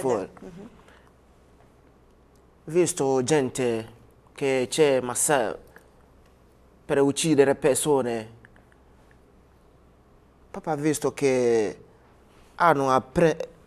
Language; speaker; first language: Italian; non-native, learner; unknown